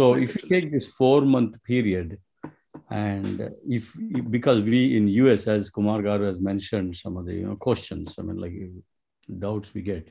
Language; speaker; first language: English; non-native, local second language; Telugu